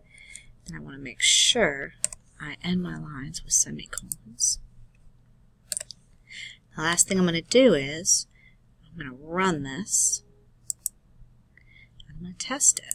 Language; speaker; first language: English; native; English